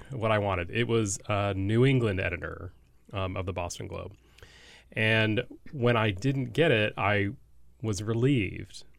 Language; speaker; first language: English; native; English